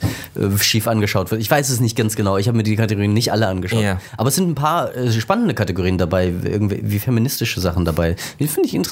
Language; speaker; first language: German; native; German